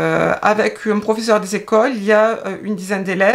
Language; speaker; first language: French; native; French